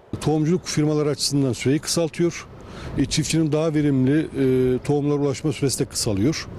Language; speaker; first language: Turkish; native; Turkish